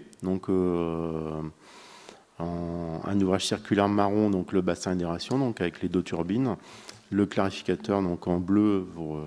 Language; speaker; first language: French; native; French